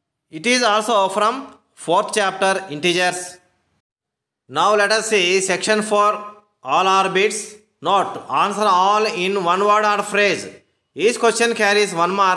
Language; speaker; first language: English; non-native, local second language; Telugu